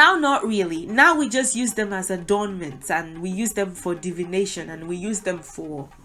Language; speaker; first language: English; non-native, local second language; Yoruba